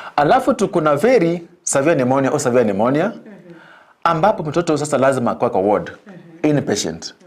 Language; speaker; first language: Swahili; non-native, local second language; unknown